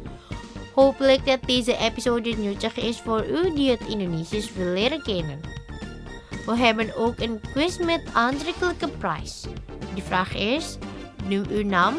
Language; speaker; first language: Dutch; non-native, learner; Indonesian